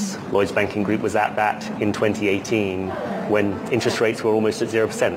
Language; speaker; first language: English; native; English